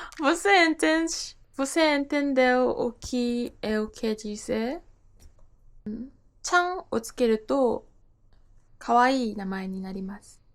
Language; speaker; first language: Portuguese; non-native, learner; Japanese